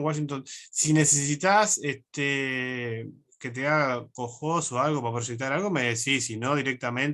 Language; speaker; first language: Spanish; native; Spanish